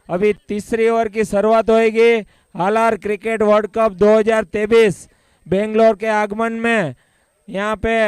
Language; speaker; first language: Hindi; non-native, local second language; Gujarati